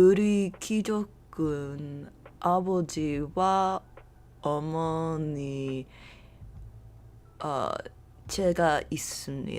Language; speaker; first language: Korean; non-native, learner; English